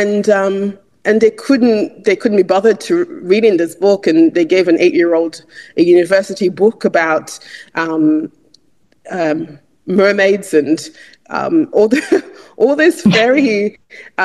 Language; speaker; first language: English; non-native, local second language; Igbo